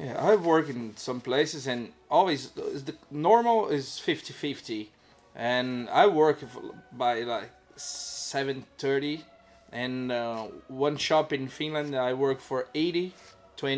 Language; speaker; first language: English; non-native, learner; Portuguese